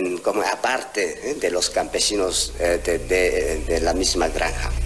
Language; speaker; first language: Spanish; non-native, fluent; Korean